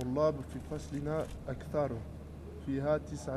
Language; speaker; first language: Arabic; non-native, learner; French